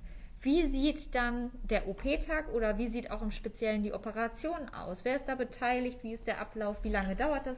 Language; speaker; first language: German; native; German